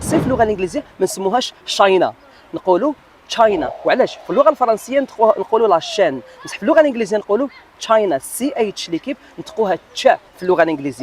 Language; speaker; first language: Arabic; native; Arabic